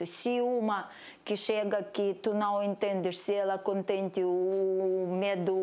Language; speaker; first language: Portuguese; non-native, learner; Russian